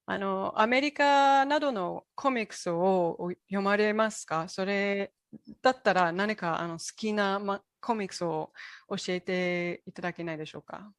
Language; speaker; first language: Japanese; non-native, fluent; English